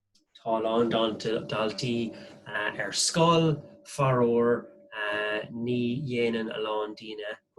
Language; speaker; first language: Irish; non-native, local second language; English